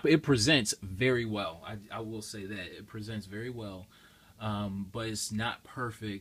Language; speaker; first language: English; native; English